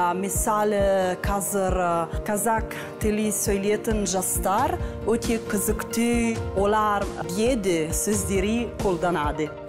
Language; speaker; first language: Kazakh; non-native, learner; Italian